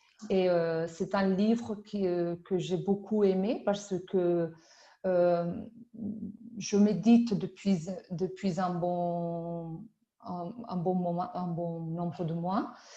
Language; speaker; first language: French; non-native, fluent; Spanish